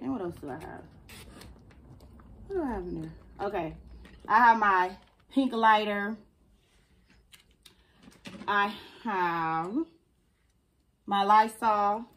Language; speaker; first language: English; native; English